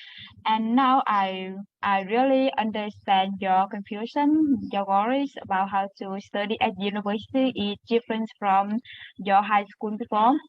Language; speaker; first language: English; non-native, learner; Vietnamese